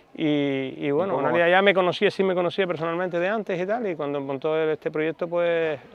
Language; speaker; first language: Spanish; native; Spanish